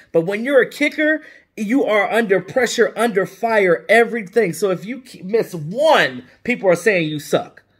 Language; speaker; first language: English; native; English